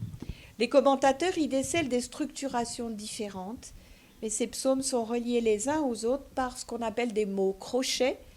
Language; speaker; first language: French; native; French